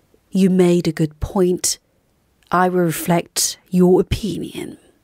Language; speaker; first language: English; non-native, fluent; Korean